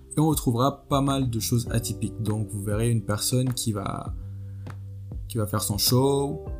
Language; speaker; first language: French; non-native, local second language; Wolof